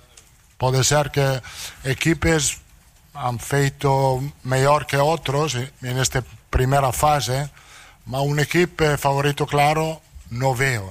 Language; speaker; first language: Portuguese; non-native, learner; Italian